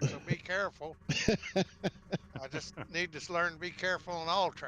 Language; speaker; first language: English; native; English